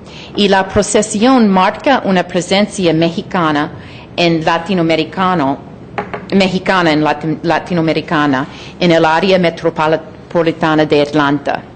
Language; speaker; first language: Spanish; non-native, fluent; English